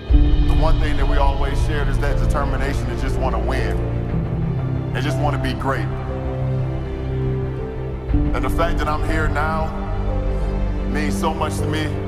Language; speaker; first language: English; native; English